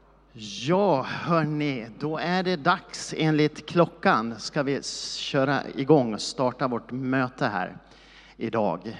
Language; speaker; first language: Swedish; native; Swedish